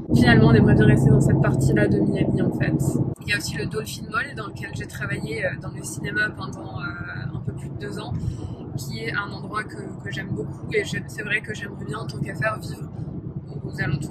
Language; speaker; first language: French; native; French